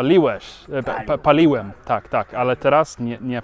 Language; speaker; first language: Polish; non-native, learner; Norwegian